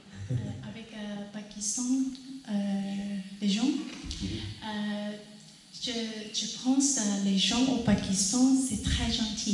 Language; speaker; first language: French; non-native, learner; Thai